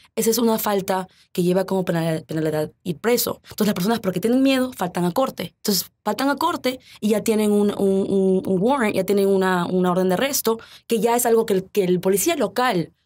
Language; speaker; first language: Spanish; early bilingual, heritage; Spanish